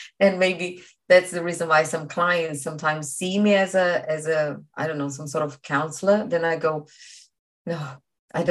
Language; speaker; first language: English; non-native, fluent; Portuguese